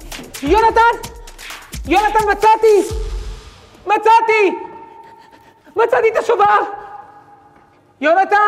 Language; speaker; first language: Hebrew; native; Hebrew